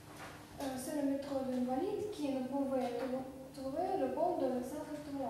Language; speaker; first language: French; non-native, learner; Russian